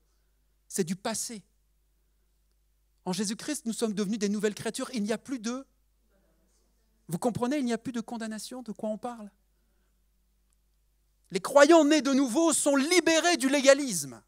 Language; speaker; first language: French; native; French